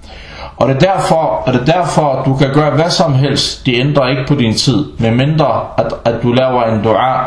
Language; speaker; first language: Danish; non-native, fluent; Arabic